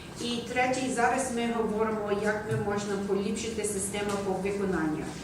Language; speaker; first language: Ukrainian; non-native, learner; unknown